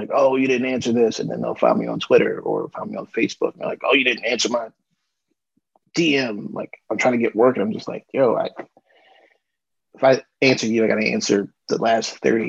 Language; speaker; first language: English; native; English